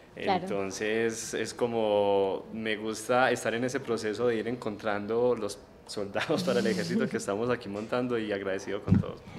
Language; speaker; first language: Spanish; native; Spanish